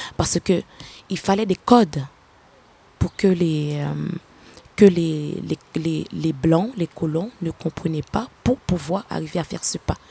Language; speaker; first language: French; non-native, local second language; Haitian Creole